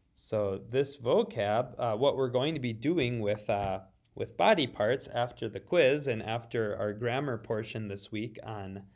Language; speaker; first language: English; native; English